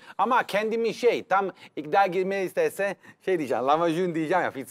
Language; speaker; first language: Turkish; non-native, fluent; Italian